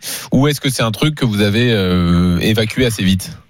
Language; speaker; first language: French; native; French